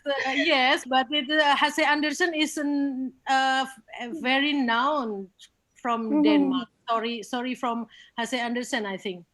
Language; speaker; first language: English; non-native, learner; Indonesian